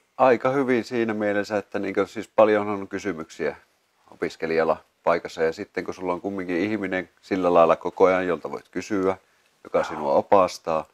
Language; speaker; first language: Finnish; native; Finnish